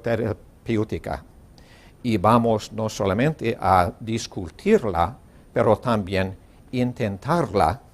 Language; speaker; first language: Spanish; non-native, learner; English